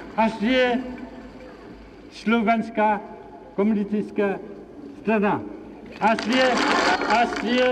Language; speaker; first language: Slovak; non-native, learner; Vietnamese